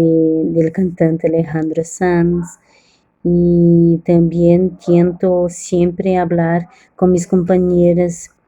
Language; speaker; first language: Spanish; non-native, learner; Portuguese